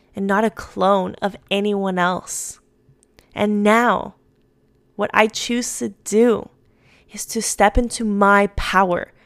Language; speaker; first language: English; early bilingual, other home language; Spanish